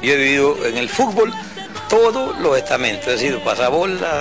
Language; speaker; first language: Spanish; native; Spanish